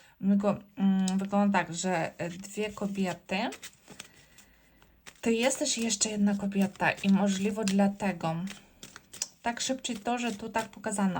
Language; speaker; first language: Polish; non-native, learner; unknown